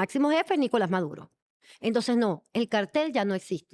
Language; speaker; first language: Spanish; native; Spanish